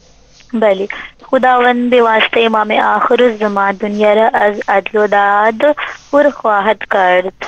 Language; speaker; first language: Persian; non-native, learner; Urdu